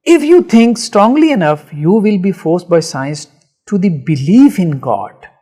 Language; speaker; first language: English; non-native, local second language; Punjabi